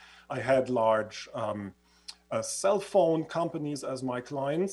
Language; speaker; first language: English; non-native, fluent; German